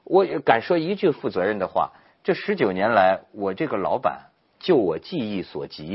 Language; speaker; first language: Chinese; native; Chinese